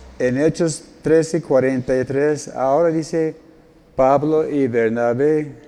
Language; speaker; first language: Spanish; non-native, fluent; English